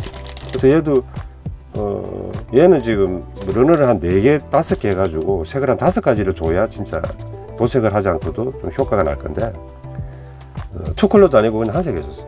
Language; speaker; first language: Korean; native; Korean